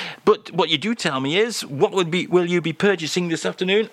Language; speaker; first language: English; native; English